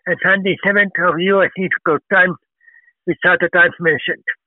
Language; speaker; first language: English; non-native, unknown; Finnish